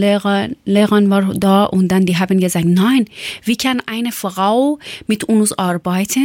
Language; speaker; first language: German; non-native, learner; Persian